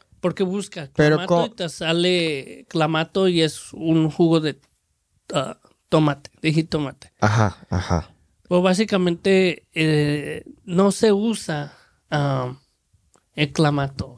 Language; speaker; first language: Spanish; early bilingual, heritage; Spanish